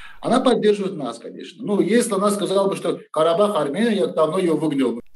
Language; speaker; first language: Russian; non-native, learner; Turkish